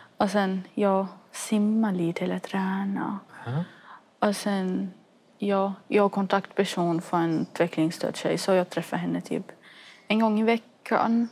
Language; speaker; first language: Swedish; non-native, fluent; Arabic